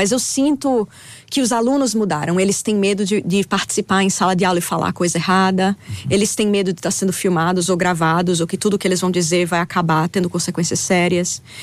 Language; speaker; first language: Portuguese; native; Portuguese